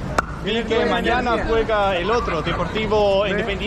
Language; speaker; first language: Spanish; non-native, learner; English